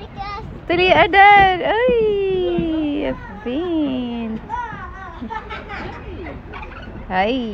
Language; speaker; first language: Norwegian; non-native, learner; Filipino